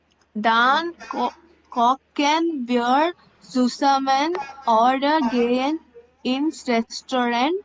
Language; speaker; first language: German; non-native, learner; Tamil